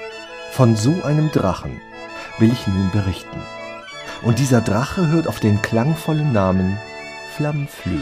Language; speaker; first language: German; native; German